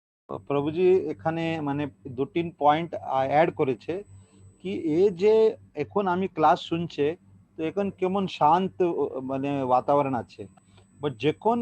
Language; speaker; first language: Bangla; non-native, learner; Hindi